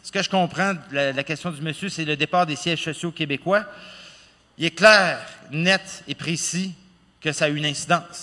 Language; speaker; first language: French; native; French